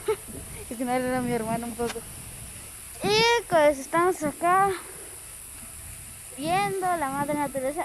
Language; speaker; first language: Spanish; native; Spanish